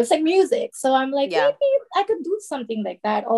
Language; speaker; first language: English; non-native, local second language; Filipino